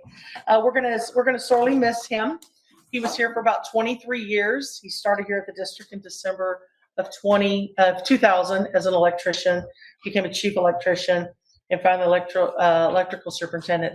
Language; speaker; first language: English; native; English